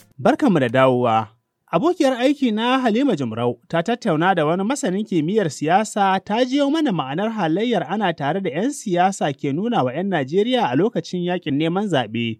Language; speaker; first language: Hausa; native; Hausa